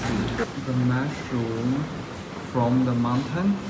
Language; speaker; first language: English; non-native, learner; Chinese